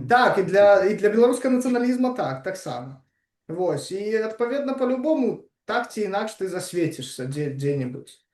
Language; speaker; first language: Belarusian; non-native, local second language; Russian